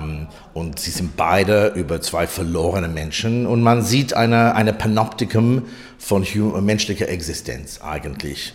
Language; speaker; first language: German; non-native, fluent; English